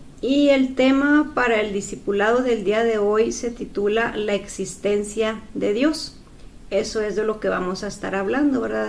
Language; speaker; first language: Spanish; native; Spanish